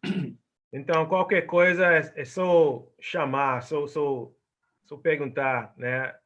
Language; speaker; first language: Portuguese; non-native, fluent; English